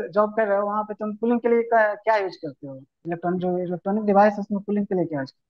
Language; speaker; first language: Hindi; native; Hindi